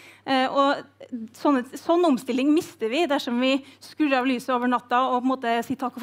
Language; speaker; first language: Norwegian; native; Norwegian